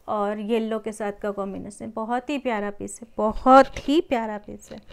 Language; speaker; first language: Hindi; non-native, local second language; Marathi